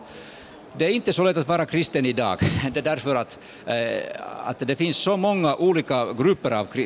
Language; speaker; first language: Swedish; non-native, fluent; Finnish